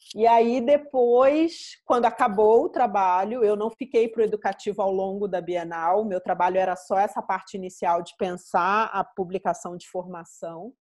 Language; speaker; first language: Portuguese; native; Portuguese